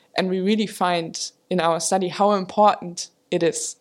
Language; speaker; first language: English; non-native, fluent; German